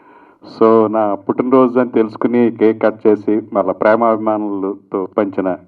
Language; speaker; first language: Telugu; native; Telugu